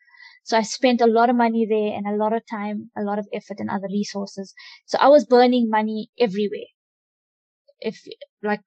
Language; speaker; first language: English; native; English